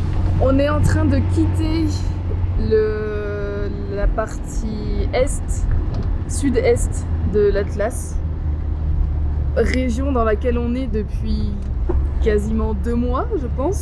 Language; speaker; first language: French; native; French